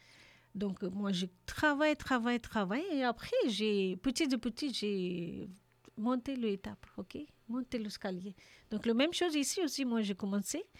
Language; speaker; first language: French; non-native, learner; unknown